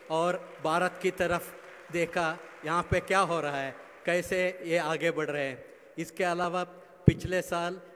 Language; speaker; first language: Hindi; non-native, local second language; Kannada